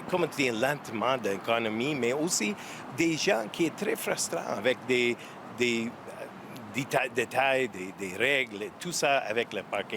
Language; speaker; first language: French; non-native, learner; English